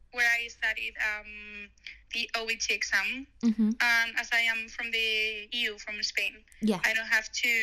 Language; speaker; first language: English; non-native, fluent; Spanish